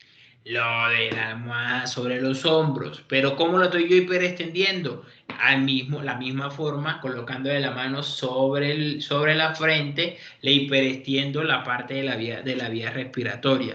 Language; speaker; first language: Spanish; native; Spanish